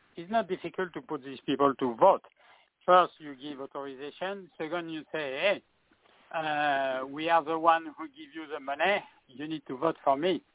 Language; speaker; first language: English; non-native, fluent; French